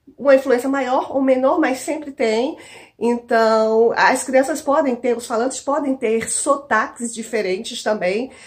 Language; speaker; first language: Portuguese; native; Portuguese